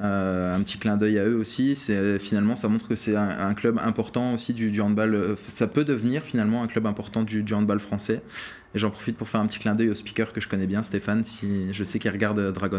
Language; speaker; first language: French; native; French